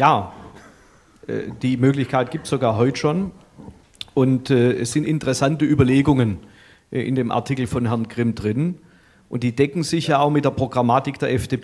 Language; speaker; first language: German; native; German